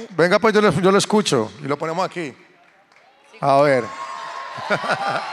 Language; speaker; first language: Spanish; native; Spanish